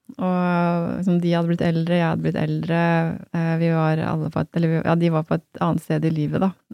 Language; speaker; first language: Norwegian; native; Norwegian